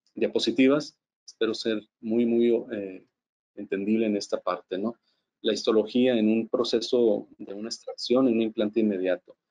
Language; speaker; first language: Spanish; native; Spanish